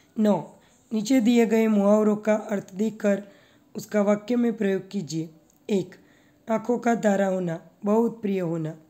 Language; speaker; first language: Hindi; non-native, local second language; Gujarati